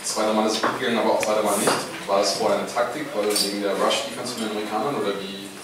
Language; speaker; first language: German; native; German